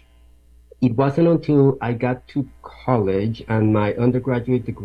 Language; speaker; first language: English; non-native, fluent; Spanish